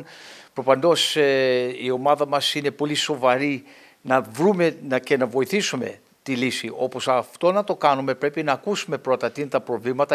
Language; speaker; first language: Greek; early bilingual, heritage; English